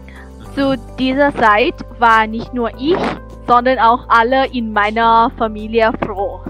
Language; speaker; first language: German; non-native, learner; Thai